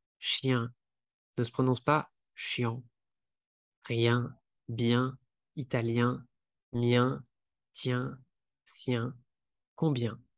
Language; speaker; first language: French; native; French